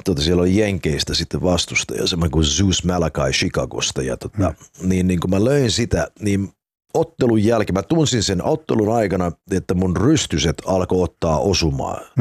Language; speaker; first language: Finnish; early bilingual, heritage; Finnish